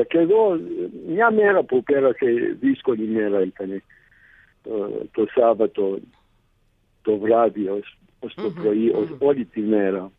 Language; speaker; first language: Greek; early bilingual, heritage; Greek